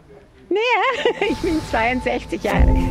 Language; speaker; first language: German; non-native, fluent; Dutch